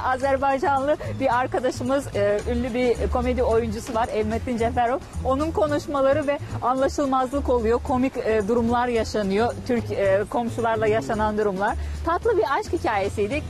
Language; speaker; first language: Turkish; non-native, fluent; Azerbaijani